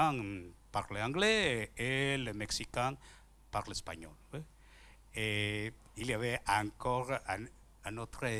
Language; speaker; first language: French; non-native, learner; Spanish